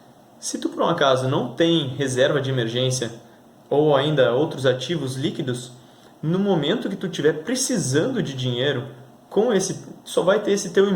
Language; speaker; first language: Portuguese; native; Portuguese